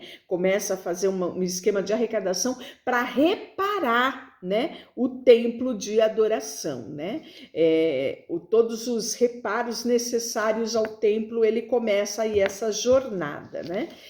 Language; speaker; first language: Portuguese; native; Portuguese